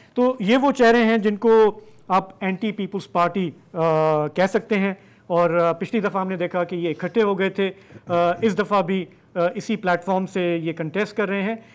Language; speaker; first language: Urdu; non-native, local second language; Sindhi